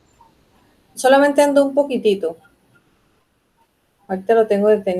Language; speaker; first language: Spanish; native; Spanish